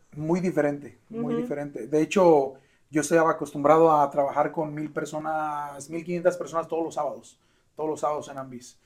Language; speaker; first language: Spanish; native; Spanish